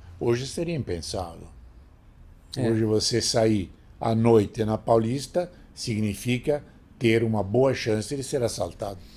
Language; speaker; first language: Portuguese; non-native, fluent; Italian